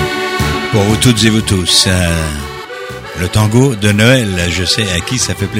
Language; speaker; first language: French; native; French